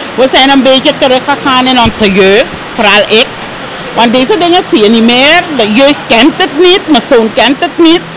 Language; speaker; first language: Dutch; native; Dutch